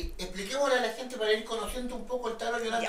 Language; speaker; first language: Spanish; native; Spanish